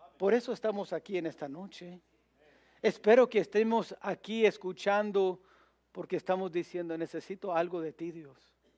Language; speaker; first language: Spanish; early bilingual, heritage; Spanish